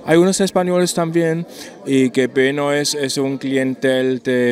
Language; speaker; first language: Spanish; non-native, learner; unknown